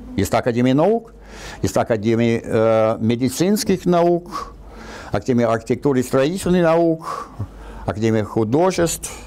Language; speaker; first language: Russian; non-native, fluent; English